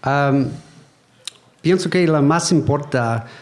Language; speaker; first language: Spanish; non-native, learner; English